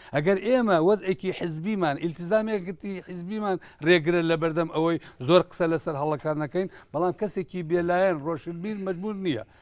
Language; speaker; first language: Central Kurdish; native; Central Kurdish